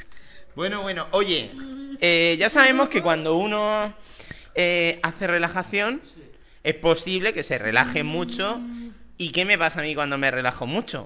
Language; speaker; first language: Spanish; native; Spanish